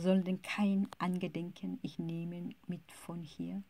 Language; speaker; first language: German; non-native, fluent; Korean